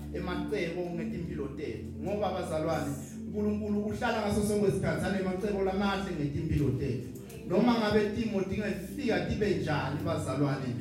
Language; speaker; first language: Zulu; non-native, local second language; Swati